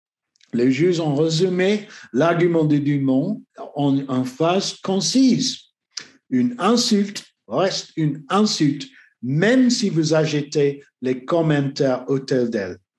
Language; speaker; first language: French; non-native, learner; English